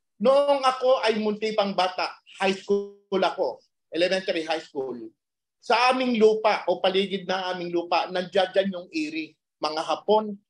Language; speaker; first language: Filipino; native; Filipino